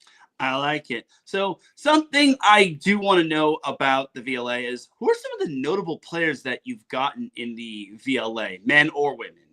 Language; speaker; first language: English; native; English